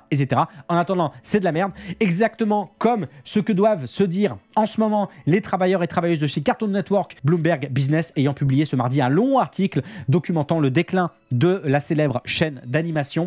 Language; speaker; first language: French; native; French